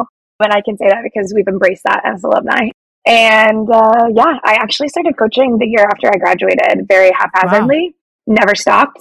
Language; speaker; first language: English; native; English